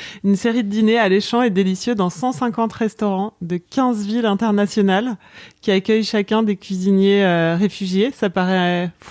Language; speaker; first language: French; native; French